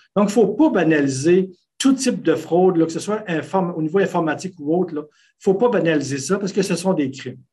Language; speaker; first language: French; native; French